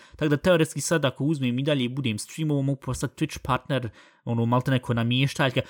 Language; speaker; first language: Bosnian; early bilingual, heritage; Bosnian